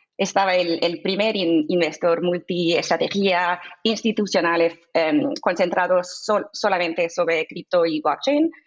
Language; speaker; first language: Spanish; non-native, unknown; English